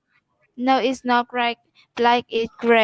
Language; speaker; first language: English; non-native, learner; Vietnamese